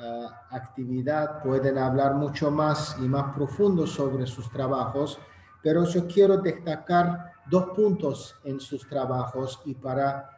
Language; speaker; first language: Spanish; non-native, learner; Azerbaijani